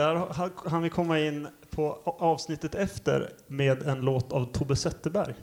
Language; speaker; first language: Swedish; native; Swedish